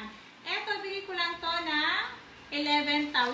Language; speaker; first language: Filipino; native; Filipino